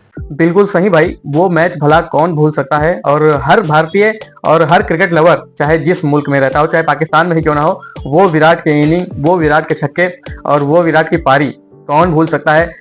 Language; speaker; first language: Hindi; native; Hindi